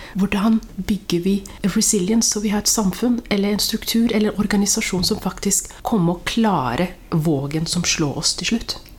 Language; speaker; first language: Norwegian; early bilingual, other home language; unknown